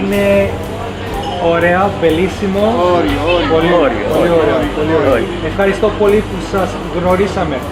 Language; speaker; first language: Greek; early bilingual, heritage; English